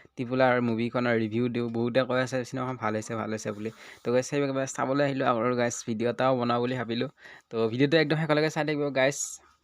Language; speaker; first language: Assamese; native; Assamese